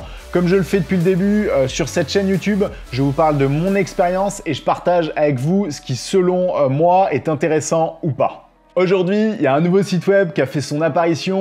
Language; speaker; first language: French; native; French